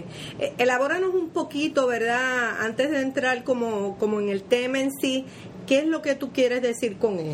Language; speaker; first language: Spanish; native; Spanish